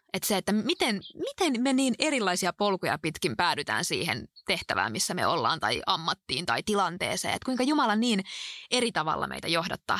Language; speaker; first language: Finnish; native; Finnish